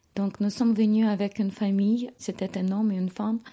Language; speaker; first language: French; non-native, fluent; Ukrainian